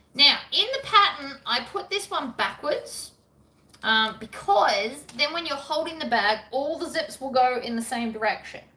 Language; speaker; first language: English; native; English